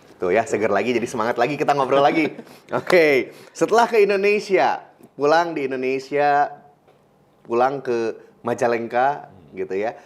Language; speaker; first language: Indonesian; native; Indonesian